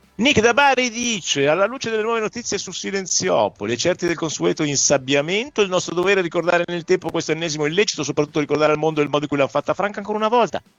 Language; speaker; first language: Italian; native; Italian